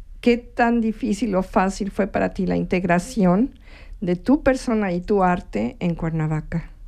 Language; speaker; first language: Spanish; native; Spanish